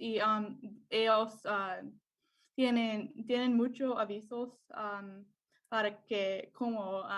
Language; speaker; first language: Spanish; non-native, learner; English